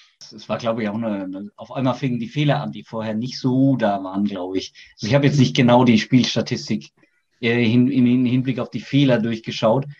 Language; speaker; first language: German; native; German